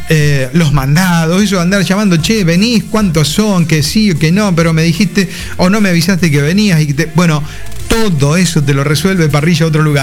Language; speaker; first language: Spanish; native; Spanish